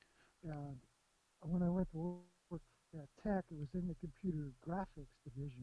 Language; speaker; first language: English; native; English